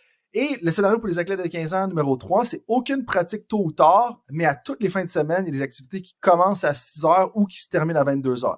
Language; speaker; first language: French; native; French